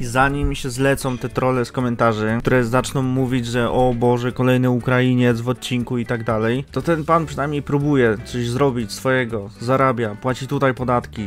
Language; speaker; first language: Polish; native; Polish